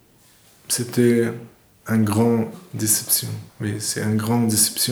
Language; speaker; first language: French; non-native, learner; English